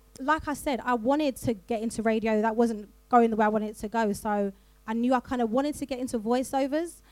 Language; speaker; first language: English; native; English